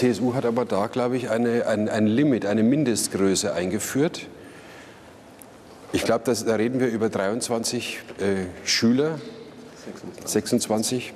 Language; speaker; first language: German; native; German